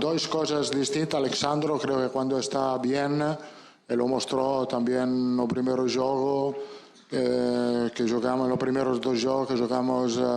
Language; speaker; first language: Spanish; non-native, fluent; Italian